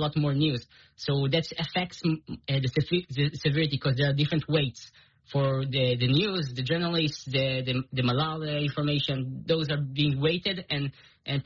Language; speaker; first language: English; non-native, fluent; Hebrew